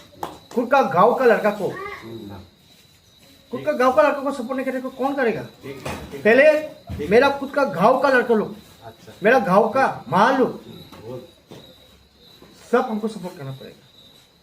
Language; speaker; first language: Hindi; non-native, local second language; Garo